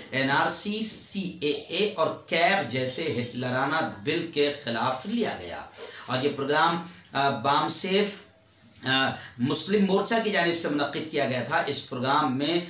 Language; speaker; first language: Urdu; native; Urdu